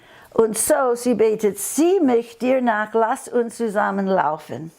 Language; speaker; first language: German; non-native, fluent; English